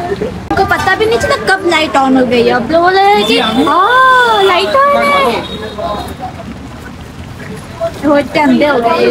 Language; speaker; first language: Hindi; non-native, local second language; Bangla